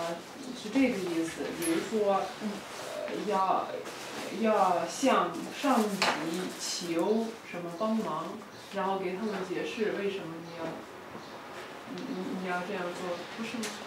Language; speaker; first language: Chinese; non-native, fluent; Russian